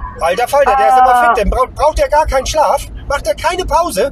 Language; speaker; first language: German; native; German